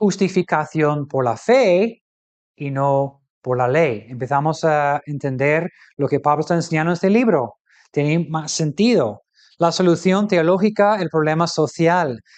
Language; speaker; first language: Spanish; non-native, fluent; English